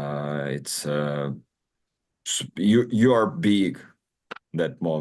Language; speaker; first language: English; non-native, learner; Russian